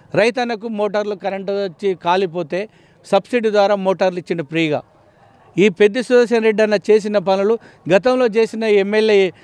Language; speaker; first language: Telugu; native; Telugu